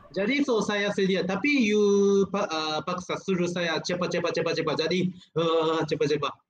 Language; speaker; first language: Malay; non-native, learner; Japanese